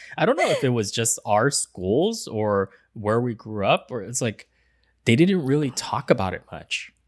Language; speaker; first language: English; early bilingual, other home language; Chinese